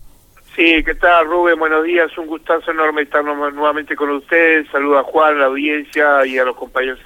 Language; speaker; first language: Spanish; native; Spanish